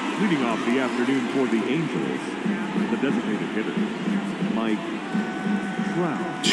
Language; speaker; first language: English; native; English